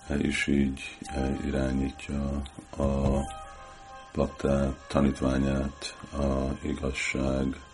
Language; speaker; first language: Hungarian; early bilingual, heritage; Hungarian